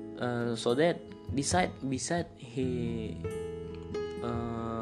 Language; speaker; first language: English; non-native, learner; Indonesian